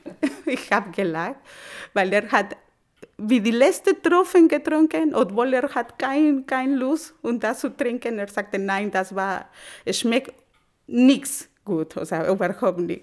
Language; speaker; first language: German; non-native, learner; Spanish